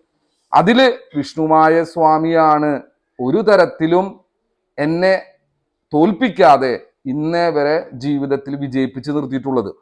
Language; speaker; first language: Malayalam; native; Malayalam